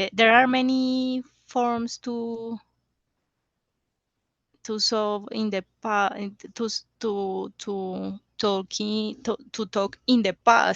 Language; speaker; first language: English; non-native, learner; Spanish